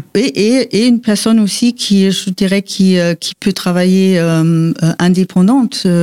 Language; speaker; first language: French; non-native, fluent; Portuguese